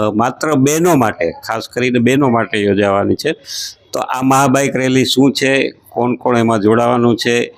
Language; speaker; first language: Gujarati; native; Gujarati